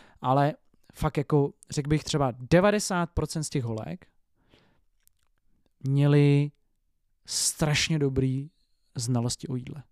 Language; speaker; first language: Czech; native; Czech